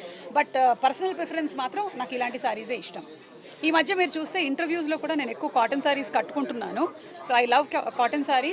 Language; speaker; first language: Telugu; native; Telugu